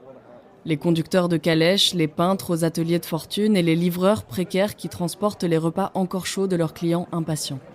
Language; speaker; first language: French; native; French